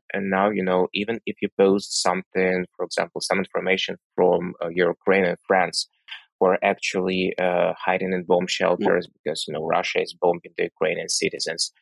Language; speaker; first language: English; non-native, fluent; Russian